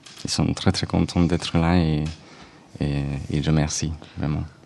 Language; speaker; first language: French; non-native, fluent; Hungarian